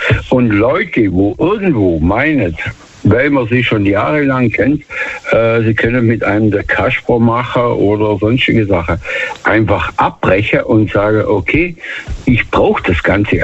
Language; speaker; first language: German; native; German